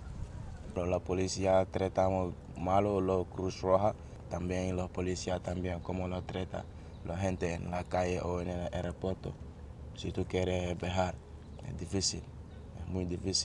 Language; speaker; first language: Spanish; non-native, learner; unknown